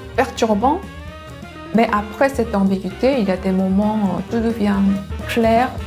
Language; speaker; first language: French; non-native, fluent; Korean